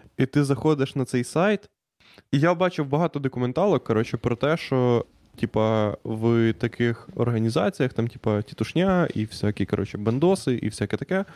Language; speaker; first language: Ukrainian; native; Ukrainian